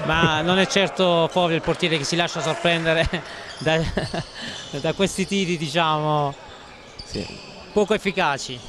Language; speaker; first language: Italian; native; Italian